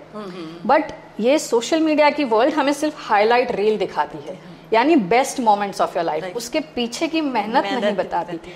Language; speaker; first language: Hindi; non-native, local second language; Gujarati